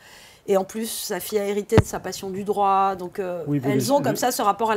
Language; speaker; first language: French; native; French